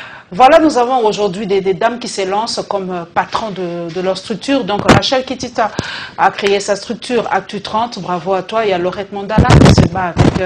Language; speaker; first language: French; non-native, local second language; Lingala